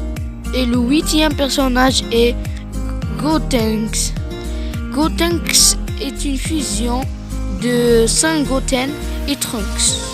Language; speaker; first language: French; non-native, learner; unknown